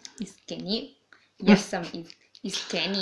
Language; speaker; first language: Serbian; non-native, learner; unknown